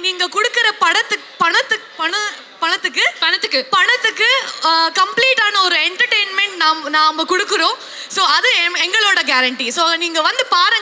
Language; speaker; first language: Tamil; non-native, local second language; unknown